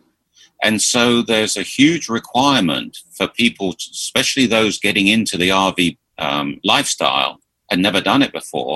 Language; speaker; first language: English; native; English